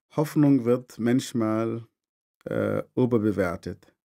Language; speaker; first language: German; non-native, fluent; Arabic